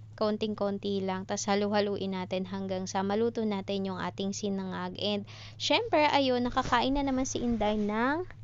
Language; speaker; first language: Filipino; native; Filipino